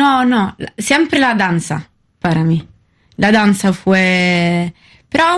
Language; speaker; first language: Spanish; non-native, fluent; Italian